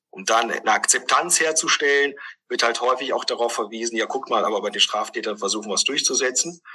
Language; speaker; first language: German; early bilingual, other home language; Greek